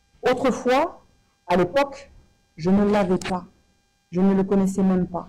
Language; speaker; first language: French; native; French